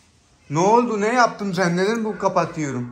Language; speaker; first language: Turkish; non-native, learner; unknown